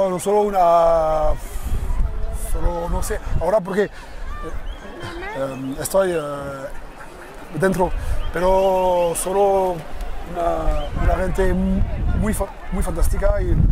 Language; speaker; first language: Spanish; non-native, learner; French